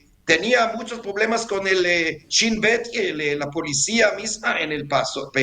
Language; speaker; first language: Spanish; non-native, fluent; Hebrew